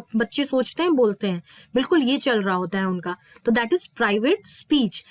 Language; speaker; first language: Hindi; native; Hindi